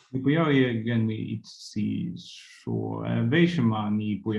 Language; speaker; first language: Chinese; non-native, learner; Swedish